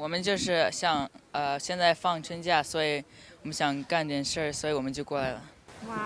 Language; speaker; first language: Chinese; early bilingual, heritage; English